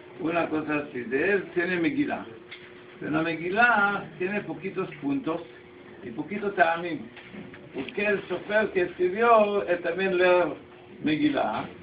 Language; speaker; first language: Spanish; non-native, learner; Hebrew